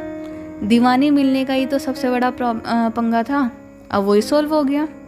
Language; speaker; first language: Hindi; native; Hindi